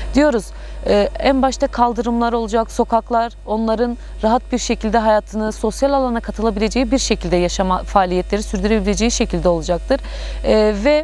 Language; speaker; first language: Turkish; native; Turkish